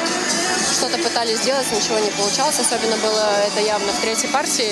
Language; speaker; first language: Russian; native; Russian